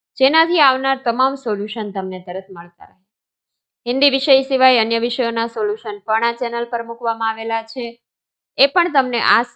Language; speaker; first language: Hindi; non-native, local second language; Gujarati